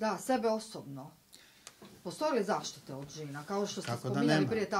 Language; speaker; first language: Croatian; native; Croatian